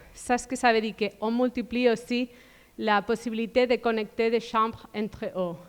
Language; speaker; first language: French; non-native, fluent; Spanish